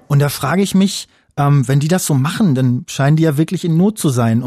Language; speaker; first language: German; native; German